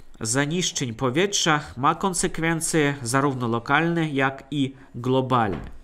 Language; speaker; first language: Polish; non-native, fluent; Russian